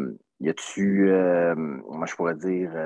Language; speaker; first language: French; native; French